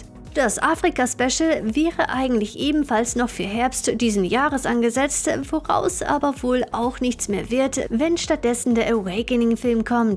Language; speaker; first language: German; native; German